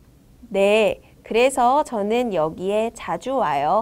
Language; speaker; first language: Korean; non-native, learner; Vietnamese